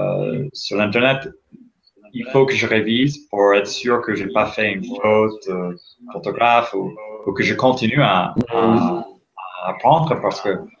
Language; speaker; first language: French; non-native, fluent; English